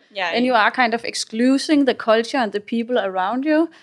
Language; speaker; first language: English; non-native, fluent; Danish